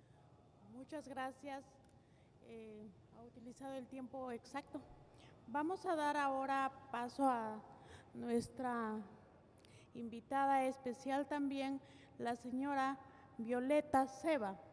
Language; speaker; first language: Spanish; native; Spanish